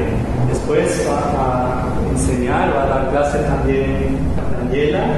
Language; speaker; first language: Spanish; non-native, fluent; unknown